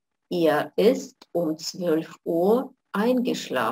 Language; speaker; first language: German; non-native, fluent; Russian